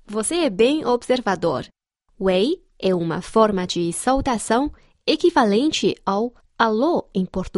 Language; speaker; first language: Portuguese; non-native, fluent; Chinese